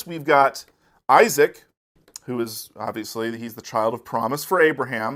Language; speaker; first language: English; native; English